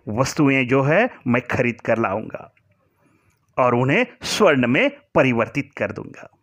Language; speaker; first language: Hindi; non-native, local second language; Marathi